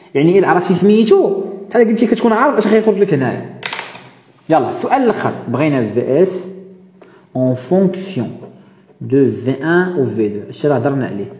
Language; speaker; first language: French; non-native, local second language; Arabic